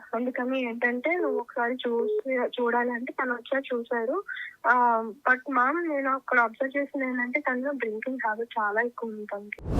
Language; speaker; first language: Telugu; native; Telugu